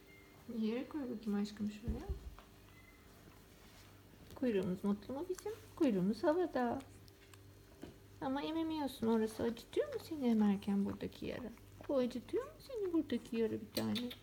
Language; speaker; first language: Turkish; native; Turkish